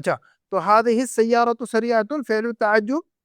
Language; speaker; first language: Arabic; non-native, fluent; Urdu